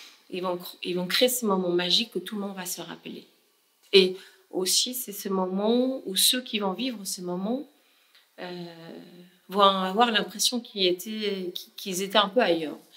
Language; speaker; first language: French; non-native, fluent; Spanish